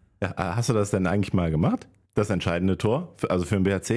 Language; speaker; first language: German; native; German